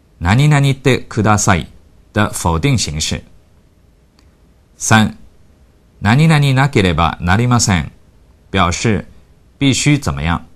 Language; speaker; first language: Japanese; non-native, fluent; Chinese